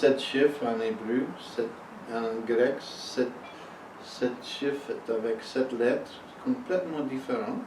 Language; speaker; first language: French; early bilingual, heritage; French